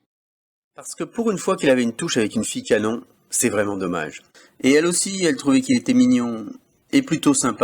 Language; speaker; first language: French; native; French